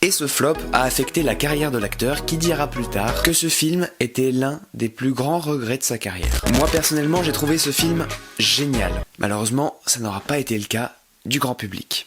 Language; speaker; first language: French; native; French